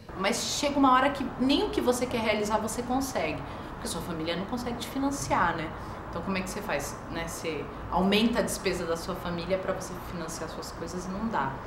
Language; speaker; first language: Portuguese; native; Portuguese